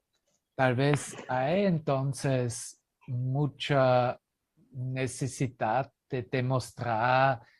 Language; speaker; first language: Spanish; non-native, fluent; German